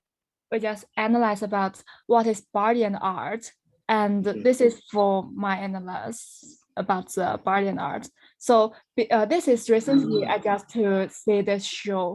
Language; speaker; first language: English; non-native, learner; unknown